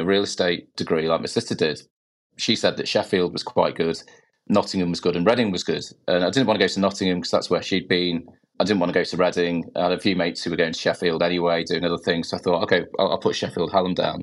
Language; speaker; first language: English; native; English